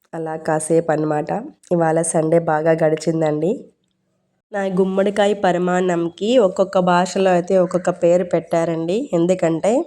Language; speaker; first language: Telugu; non-native, local second language; Urdu